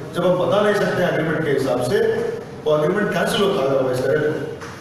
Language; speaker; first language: Hindi; non-native, local second language; Telugu